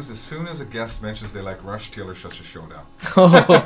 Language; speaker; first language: English; native; English